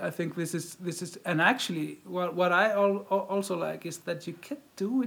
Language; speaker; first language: English; non-native, fluent; Icelandic